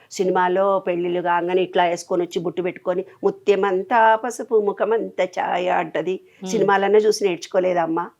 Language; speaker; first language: Telugu; native; Telugu